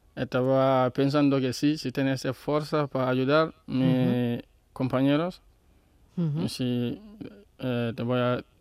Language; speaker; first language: Spanish; non-native, learner; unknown